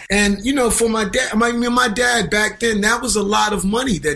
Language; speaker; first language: English; native; English